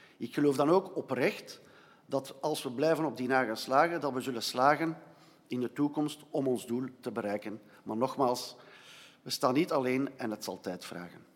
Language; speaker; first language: Dutch; native; Dutch